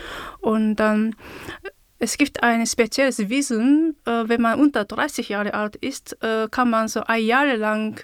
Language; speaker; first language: German; non-native, fluent; Japanese